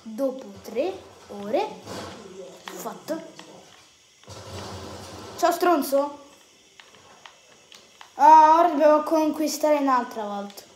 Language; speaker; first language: Italian; native; Italian